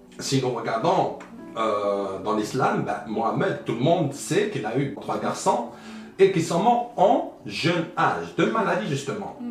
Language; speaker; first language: French; early bilingual, other home language; Arabic